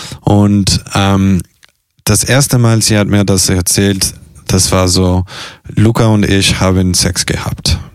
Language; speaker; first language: German; non-native, fluent; Italian